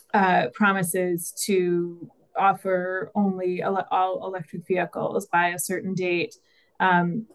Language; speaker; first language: English; native; English